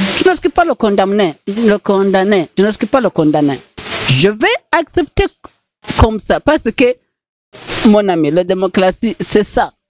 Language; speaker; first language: French; non-native, local second language; Rundi